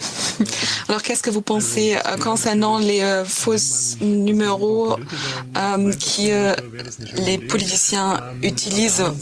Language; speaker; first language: French; non-native, fluent; German